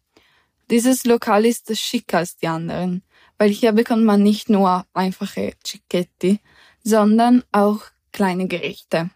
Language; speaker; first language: German; early bilingual, heritage; German